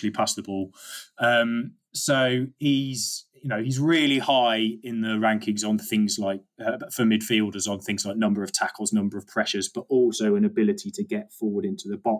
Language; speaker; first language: English; native; English